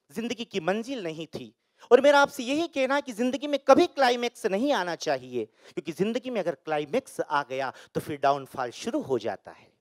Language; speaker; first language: Hindi; native; Hindi